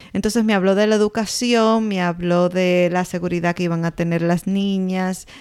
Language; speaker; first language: Spanish; native; Spanish